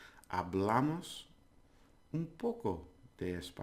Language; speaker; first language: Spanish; non-native, learner; English